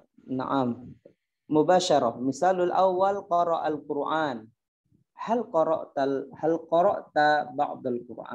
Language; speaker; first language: Arabic; non-native, fluent; Indonesian